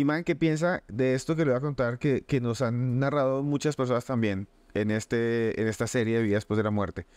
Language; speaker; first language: Spanish; native; Spanish